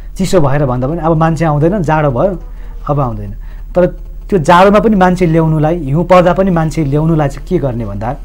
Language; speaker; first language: Nepali; non-native, local second language; Sherpa